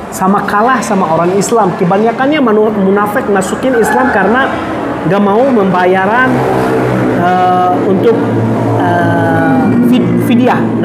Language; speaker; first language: Indonesian; non-native, fluent; Arabic